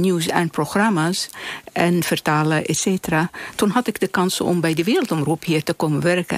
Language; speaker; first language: Dutch; non-native, fluent; Arabic